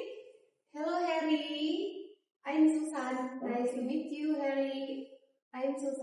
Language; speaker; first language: English; non-native, learner; Indonesian